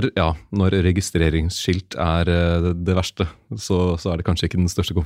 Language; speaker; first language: Norwegian; native; Norwegian